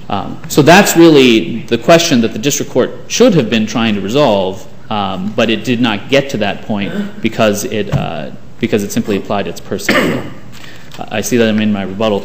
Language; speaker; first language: English; native; English